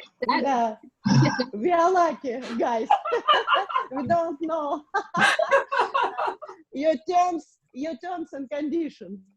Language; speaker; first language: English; non-native, learner; Russian